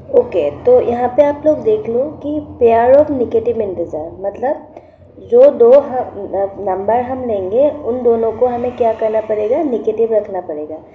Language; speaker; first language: Hindi; non-native, local second language; Assamese